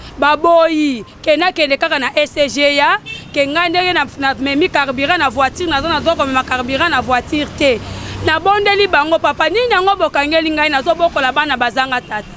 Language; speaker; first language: Lingala; non-native, local second language; Kongo